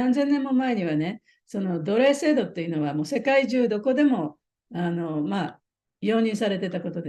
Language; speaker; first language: Japanese; native; Japanese